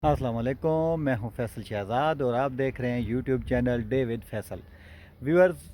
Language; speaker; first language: Urdu; non-native, local second language; Punjabi